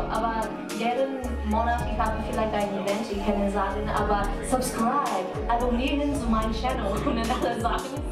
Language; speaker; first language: German; non-native, learner; Cantonese